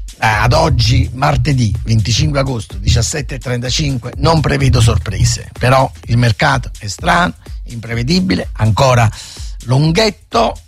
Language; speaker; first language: Italian; native; Italian